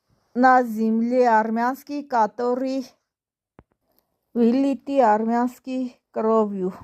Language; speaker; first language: Russian; non-native, learner; Armenian